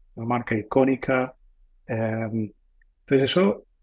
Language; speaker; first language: Spanish; non-native, fluent; English